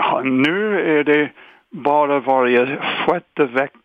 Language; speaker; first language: Swedish; non-native, fluent; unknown